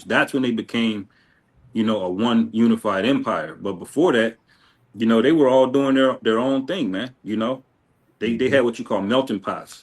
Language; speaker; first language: English; native; English